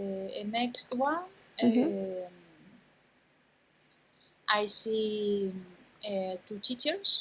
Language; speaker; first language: English; non-native, learner; Spanish